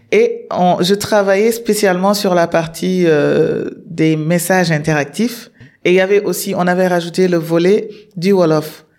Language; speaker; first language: French; non-native, local second language; Wolof